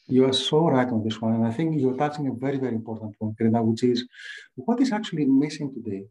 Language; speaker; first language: English; non-native, fluent; Greek